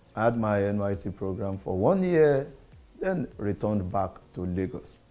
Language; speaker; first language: English; non-native, local second language; Yoruba